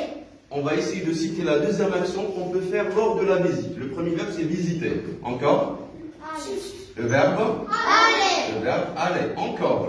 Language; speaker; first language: French; non-native, local second language; Arabic